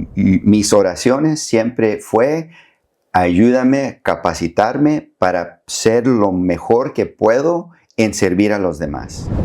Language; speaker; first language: Spanish; early bilingual, heritage; Spanish